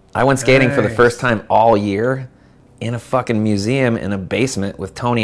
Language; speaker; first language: English; native; English